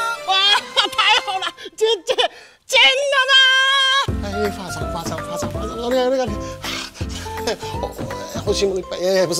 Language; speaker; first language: Chinese; non-native, fluent; Japanese